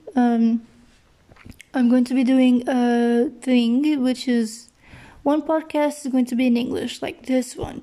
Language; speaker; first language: English; non-native, fluent; Portuguese